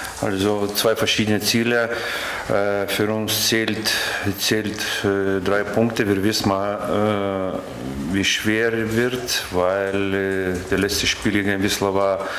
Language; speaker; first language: German; non-native, learner; Lithuanian